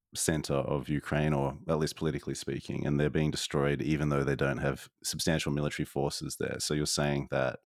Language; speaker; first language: English; native; English